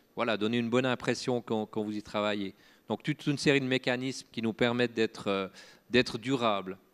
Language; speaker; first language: French; native; French